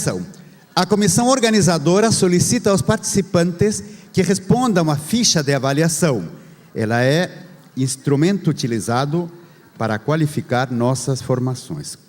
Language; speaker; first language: Portuguese; non-native, fluent; Spanish